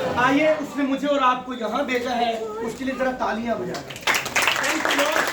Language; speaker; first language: Urdu; non-native, local second language; Punjabi